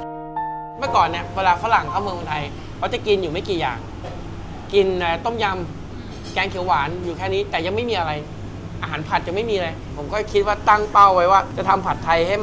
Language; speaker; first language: Thai; native; Thai